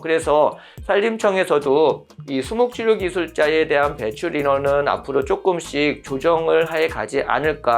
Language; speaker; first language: Korean; native; Korean